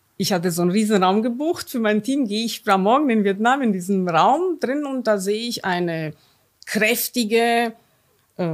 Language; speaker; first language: German; non-native, fluent; Romanian